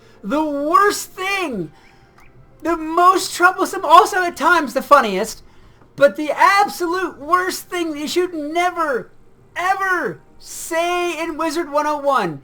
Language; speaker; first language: English; native; English